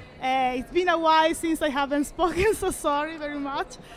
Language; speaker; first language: English; non-native, learner; Italian